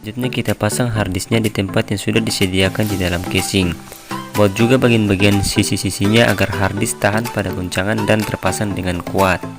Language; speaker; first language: Indonesian; native; Indonesian